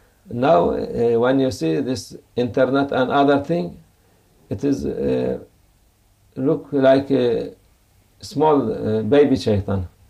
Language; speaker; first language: English; non-native, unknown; Turkish